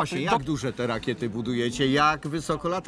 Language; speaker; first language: Polish; native; Polish